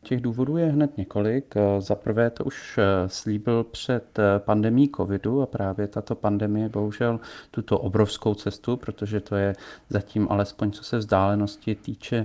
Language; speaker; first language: Czech; native; Czech